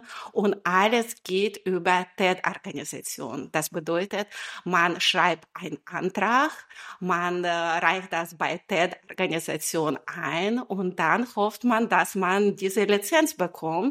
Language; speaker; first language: German; non-native, fluent; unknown